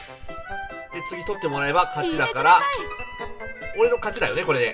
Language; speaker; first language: Japanese; native; Japanese